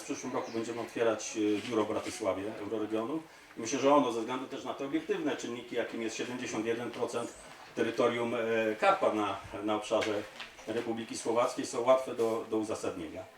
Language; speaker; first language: Polish; native; Polish